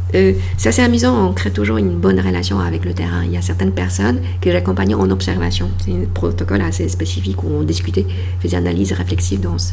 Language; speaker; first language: French; non-native, fluent; Polish